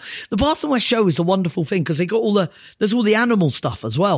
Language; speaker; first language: English; native; English